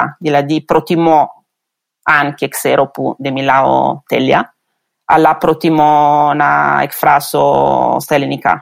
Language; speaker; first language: Greek; non-native, fluent; Italian